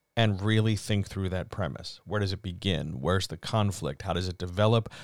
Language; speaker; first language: English; native; English